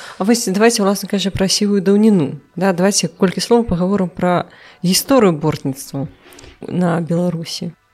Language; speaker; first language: Belarusian; non-native, local second language; Russian